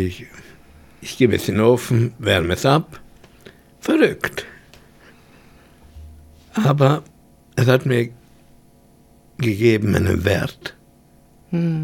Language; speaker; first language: German; early bilingual, heritage; German